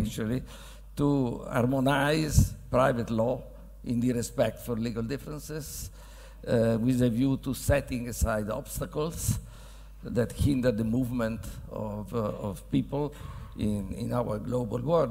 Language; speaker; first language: English; non-native, fluent; Italian